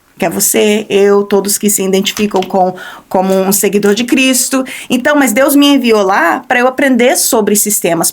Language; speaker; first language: Portuguese; early bilingual, heritage; Portuguese